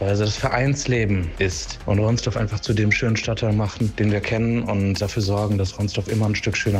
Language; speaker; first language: German; native; German